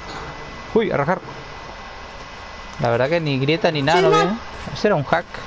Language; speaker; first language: Spanish; native; Spanish